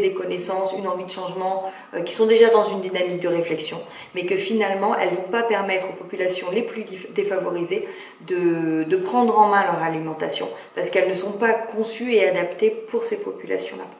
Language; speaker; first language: French; native; French